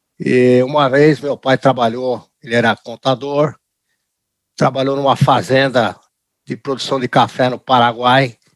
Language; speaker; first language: Portuguese; early bilingual, other home language; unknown